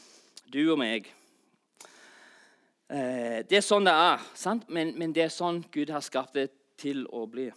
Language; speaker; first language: Norwegian; non-native, fluent; English